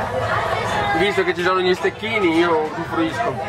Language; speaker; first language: Italian; native; Italian